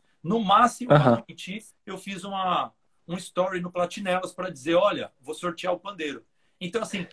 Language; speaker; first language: Portuguese; native; Portuguese